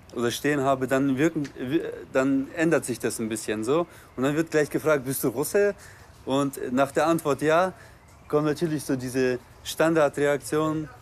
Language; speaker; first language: German; early bilingual, other home language; Russian